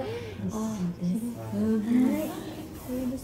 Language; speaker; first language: Japanese; non-native, learner; Korean